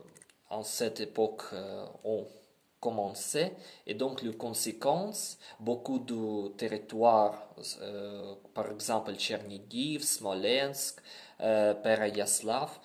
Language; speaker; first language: French; non-native, learner; Ukrainian